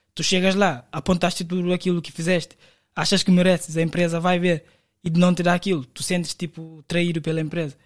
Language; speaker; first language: Portuguese; non-native, local second language; Kabuverdianu